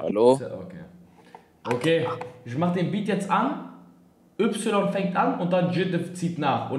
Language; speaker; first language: German; native; German